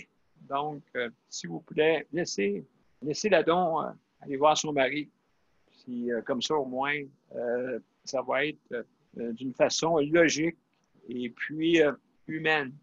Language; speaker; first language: French; native; French